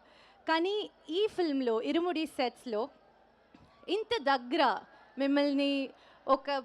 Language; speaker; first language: Telugu; non-native, learner; Tamil